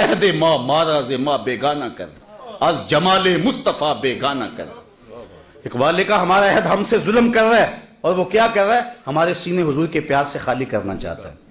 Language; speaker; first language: Urdu; non-native, local second language; Punjabi